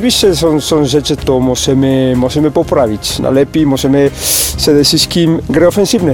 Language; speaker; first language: Polish; non-native, learner; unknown